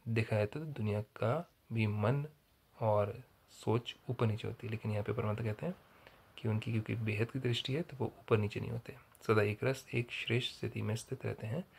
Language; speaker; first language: Hindi; native; Hindi